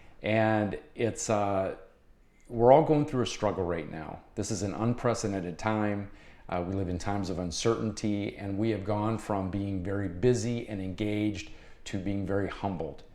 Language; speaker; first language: English; native; English